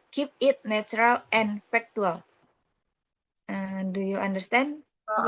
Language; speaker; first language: English; non-native, learner; Indonesian